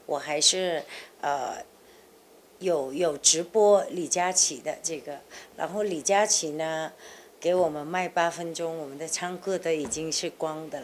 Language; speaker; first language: Chinese; non-native, fluent; Thai